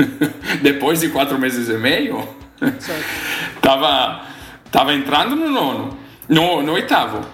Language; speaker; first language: Portuguese; non-native, fluent; Italian